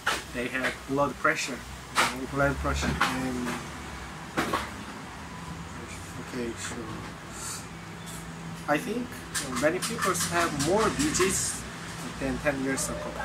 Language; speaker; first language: English; non-native, learner; Korean